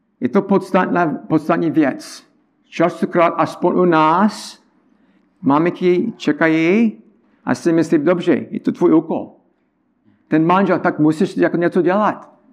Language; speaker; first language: Czech; non-native, learner; English